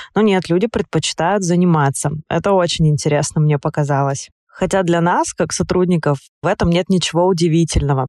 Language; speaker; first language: Russian; native; Russian